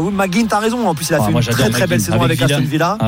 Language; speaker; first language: French; non-native, fluent; English